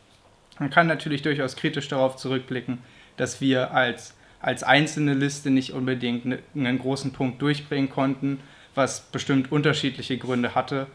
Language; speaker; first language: German; native; German